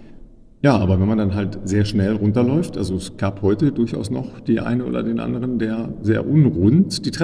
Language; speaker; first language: German; native; German